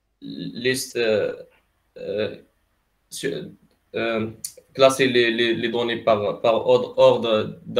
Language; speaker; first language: French; non-native, local second language; Arabic